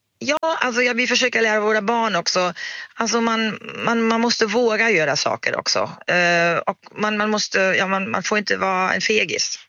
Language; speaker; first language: Swedish; non-native, fluent; German